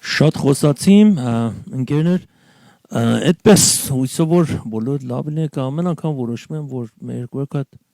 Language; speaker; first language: Armenian; native; Armenian